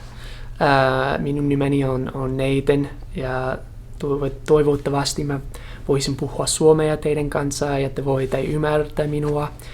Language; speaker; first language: Finnish; non-native, fluent; English